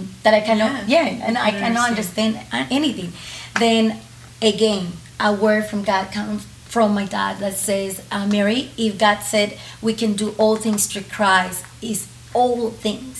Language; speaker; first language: English; non-native, fluent; Spanish